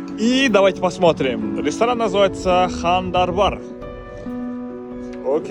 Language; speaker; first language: Russian; non-native, local second language; Kyrgyz